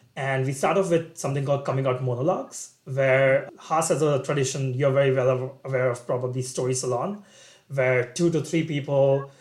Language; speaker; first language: English; non-native, local second language; Bangla